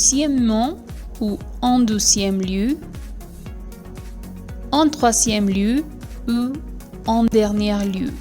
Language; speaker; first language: French; non-native, fluent; Spanish